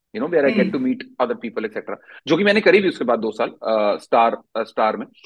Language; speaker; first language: Hindi; native; Hindi